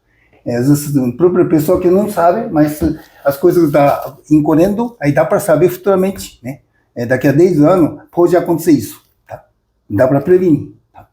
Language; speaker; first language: Portuguese; non-native, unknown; Japanese